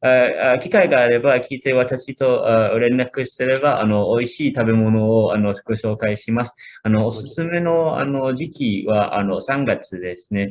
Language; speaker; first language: Japanese; non-native, fluent; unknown